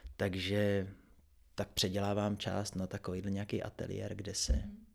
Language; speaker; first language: Czech; native; Czech